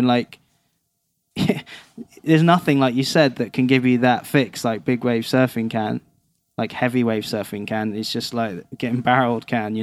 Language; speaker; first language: English; native; English